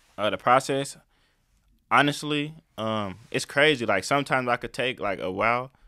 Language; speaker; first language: English; native; English